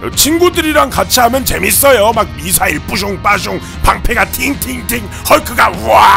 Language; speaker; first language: Korean; native; Korean